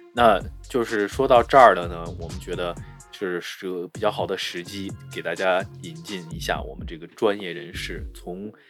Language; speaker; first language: Chinese; native; Chinese